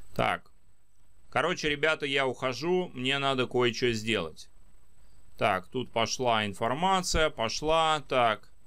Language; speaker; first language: Russian; native; Russian